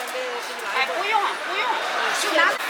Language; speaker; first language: Chinese; native; Chinese